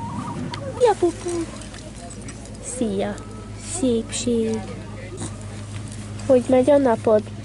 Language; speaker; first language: Hungarian; early bilingual, heritage; Hungarian